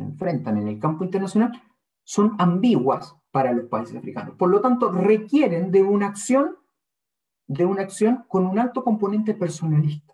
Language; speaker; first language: Spanish; native; Spanish